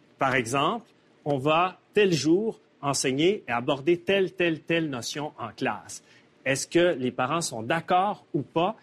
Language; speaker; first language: French; native; French